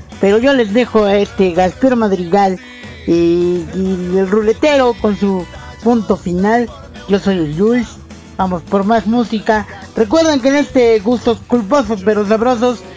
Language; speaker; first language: Spanish; native; Spanish